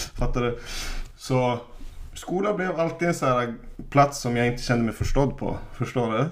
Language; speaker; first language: Swedish; native; Swedish